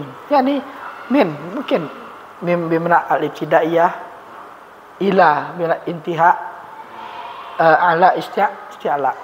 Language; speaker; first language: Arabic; non-native, fluent; Indonesian